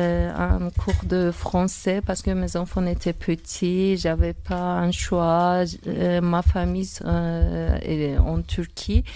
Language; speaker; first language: French; non-native, fluent; Turkish